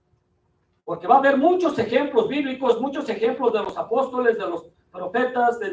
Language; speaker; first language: Spanish; native; Spanish